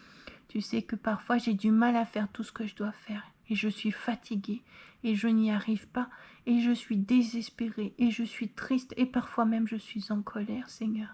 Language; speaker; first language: French; native; French